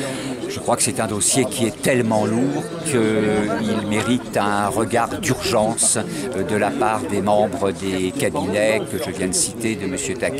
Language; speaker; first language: French; native; French